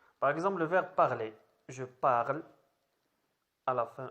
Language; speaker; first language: French; non-native, local second language; Arabic